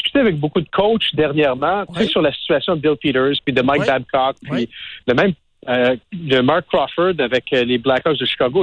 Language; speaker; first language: French; native; French